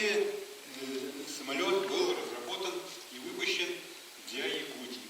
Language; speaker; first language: Russian; native; Russian